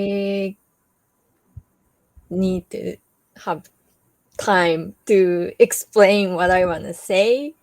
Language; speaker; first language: English; non-native, learner; Japanese